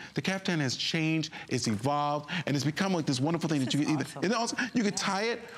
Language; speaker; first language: English; native; English